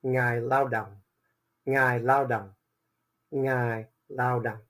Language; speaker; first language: Vietnamese; early bilingual, heritage; Vietnamese